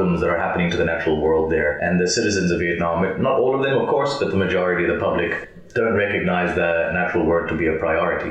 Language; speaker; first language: English; native; English